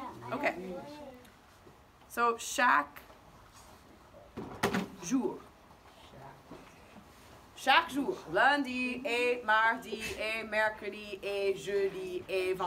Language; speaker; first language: French; non-native, fluent; English